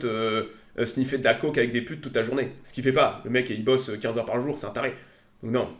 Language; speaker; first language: French; native; French